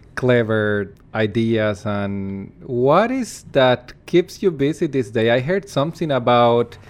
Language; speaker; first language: English; non-native, fluent; Spanish